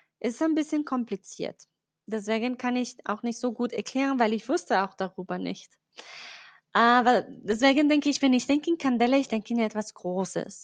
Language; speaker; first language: German; non-native, learner; Spanish